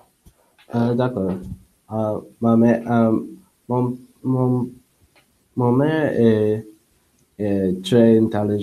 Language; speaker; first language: French; non-native, learner; English